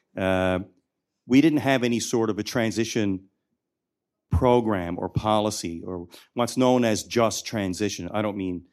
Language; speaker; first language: English; native; English